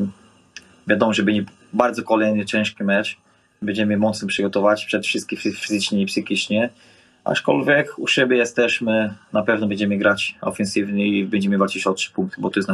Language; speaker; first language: Polish; non-native, fluent; Portuguese